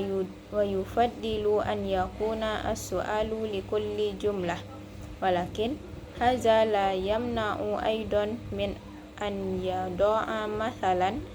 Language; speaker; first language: Arabic; non-native, learner; Indonesian